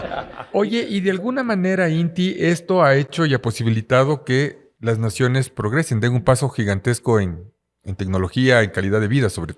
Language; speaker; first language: Spanish; native; Spanish